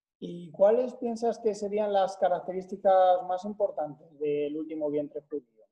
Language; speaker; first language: Spanish; native; Spanish